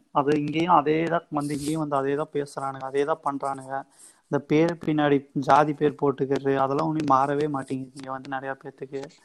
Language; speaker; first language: Tamil; native; Tamil